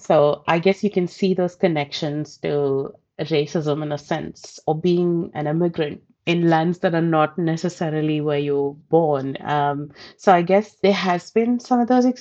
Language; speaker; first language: English; non-native, local second language; Telugu